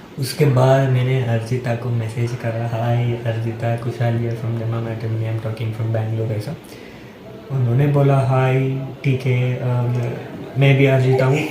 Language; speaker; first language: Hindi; non-native, local second language; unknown